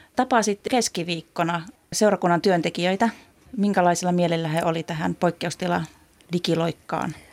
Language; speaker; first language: Finnish; native; Finnish